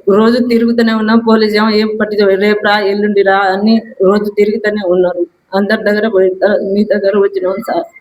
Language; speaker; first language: Telugu; non-native, local second language; Lambadi